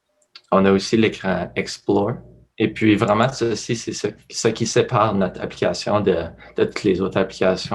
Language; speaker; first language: French; native; French